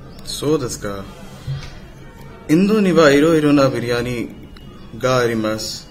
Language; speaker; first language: Japanese; non-native, learner; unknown